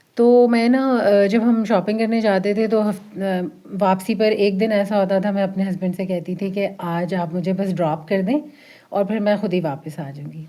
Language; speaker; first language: Urdu; early bilingual, heritage; Urdu